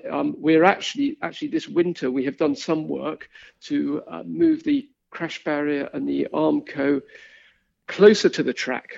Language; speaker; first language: English; native; English